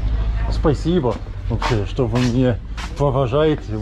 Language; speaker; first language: Russian; non-native, learner; English